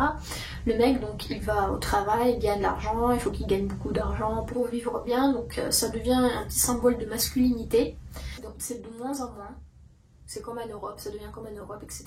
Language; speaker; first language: French; non-native, fluent; Russian